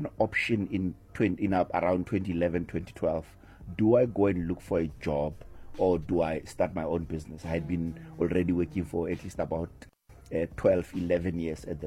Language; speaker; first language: English; non-native, local second language; Tswana